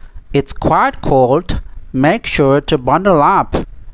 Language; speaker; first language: English; non-native, fluent; Indonesian